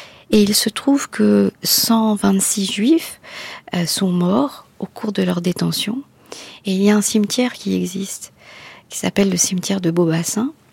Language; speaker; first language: French; non-native, local second language; Morisyen